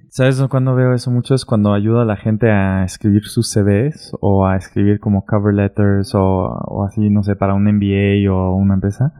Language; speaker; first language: Spanish; early bilingual, heritage; German